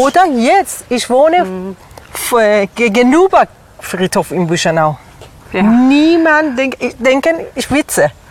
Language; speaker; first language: German; non-native, learner; Persian